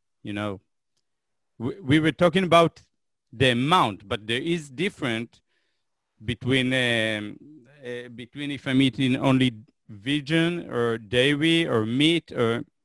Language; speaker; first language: English; non-native, fluent; Hebrew